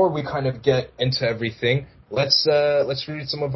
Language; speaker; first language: English; native; English